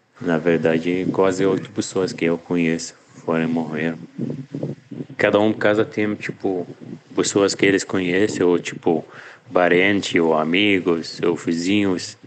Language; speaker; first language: Portuguese; non-native, learner; Arabic